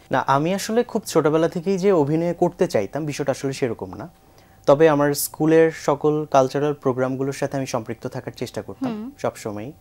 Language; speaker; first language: Bangla; native; Bangla